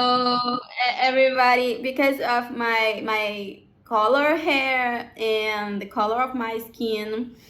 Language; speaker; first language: English; non-native, learner; Portuguese